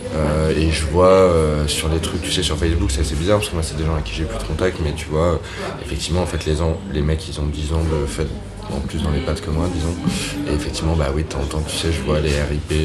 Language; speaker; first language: French; native; French